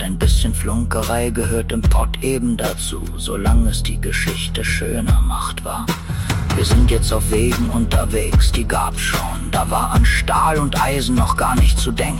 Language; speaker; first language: German; native; German